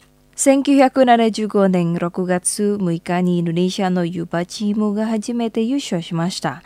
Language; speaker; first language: Japanese; non-native, fluent; Indonesian